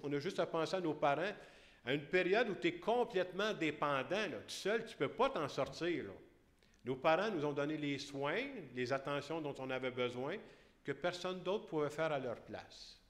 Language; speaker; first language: French; native; French